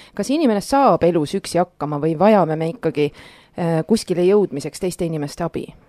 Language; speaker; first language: Estonian; native; Estonian